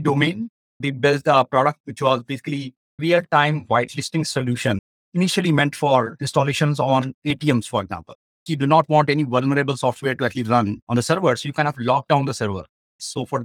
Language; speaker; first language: English; non-native, local second language; Hindi